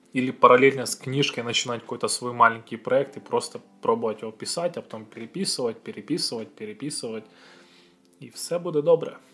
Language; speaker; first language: Russian; native; Russian